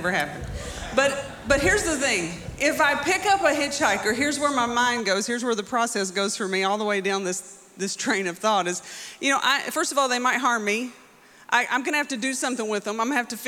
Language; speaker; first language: English; native; English